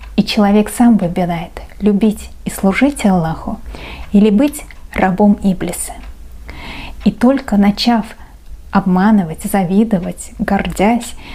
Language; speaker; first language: Russian; non-native, local second language; Uzbek